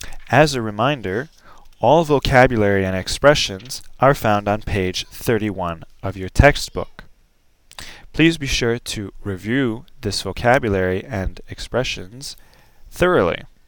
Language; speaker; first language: English; native; English